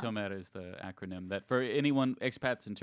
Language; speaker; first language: English; native; English